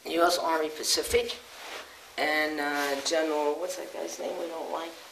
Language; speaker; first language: English; native; English